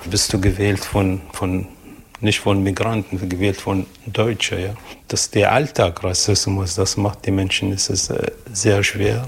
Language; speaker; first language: German; non-native, fluent; Arabic